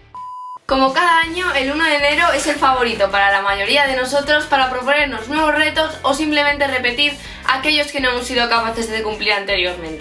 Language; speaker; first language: Spanish; native; Spanish